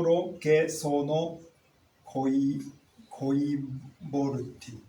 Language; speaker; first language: Italian; non-native, learner; Japanese